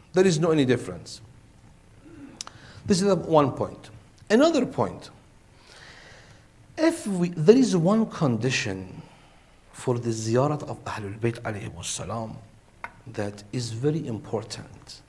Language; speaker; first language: English; non-native, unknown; Persian